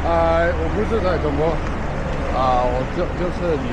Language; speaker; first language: Chinese; non-native, learner; English